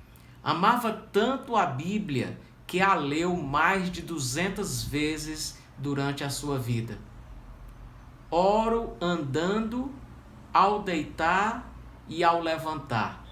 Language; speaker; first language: Portuguese; native; Portuguese